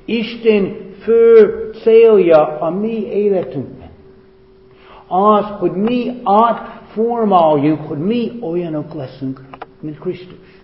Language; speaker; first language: Hungarian; non-native, fluent; English